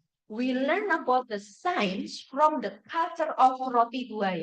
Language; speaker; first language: English; non-native, fluent; Indonesian